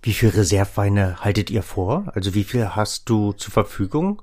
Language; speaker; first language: German; native; German